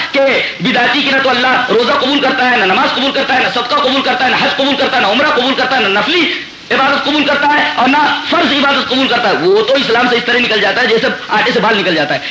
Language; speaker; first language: Urdu; native; Urdu